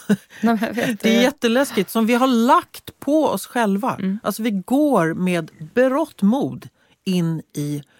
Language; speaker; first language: Swedish; native; Swedish